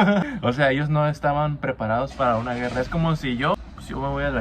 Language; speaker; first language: Spanish; native; Spanish